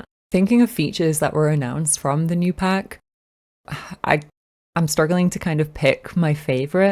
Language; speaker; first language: English; native; English